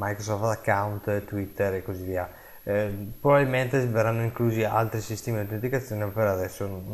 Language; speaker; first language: Italian; native; Italian